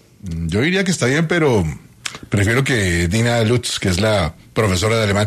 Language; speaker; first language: Spanish; native; Spanish